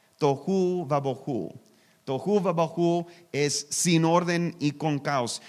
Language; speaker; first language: Spanish; non-native, learner; English